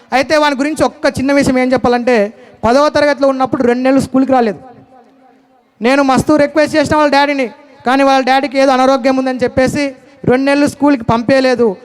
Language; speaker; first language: Telugu; native; Telugu